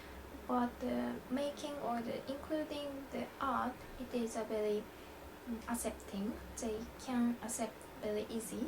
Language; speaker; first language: English; non-native, learner; Japanese